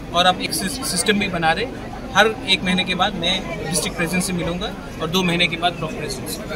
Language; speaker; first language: Hindi; non-native, local second language; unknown